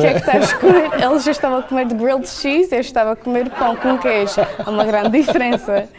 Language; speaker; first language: Portuguese; early bilingual, heritage; Portuguese